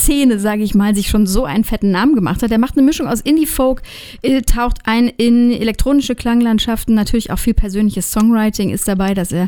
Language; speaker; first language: German; native; German